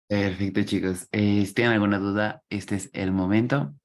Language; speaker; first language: Spanish; native; Spanish